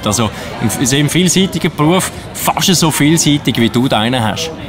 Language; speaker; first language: German; native; German